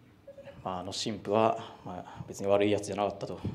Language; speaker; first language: Japanese; native; Japanese